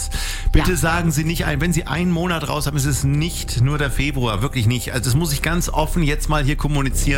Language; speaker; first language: German; native; German